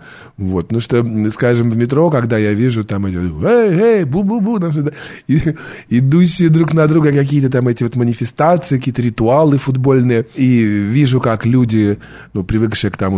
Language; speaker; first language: Russian; native; Russian